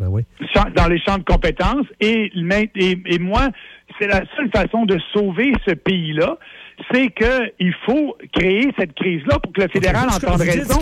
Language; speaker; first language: French; native; French